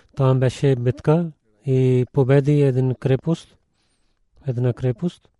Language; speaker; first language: Bulgarian; non-native, learner; Urdu